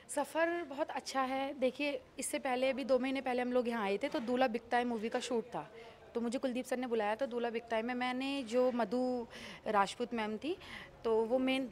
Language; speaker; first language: Hindi; native; Hindi